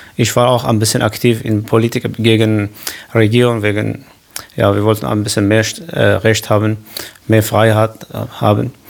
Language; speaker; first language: German; non-native, learner; Kurdish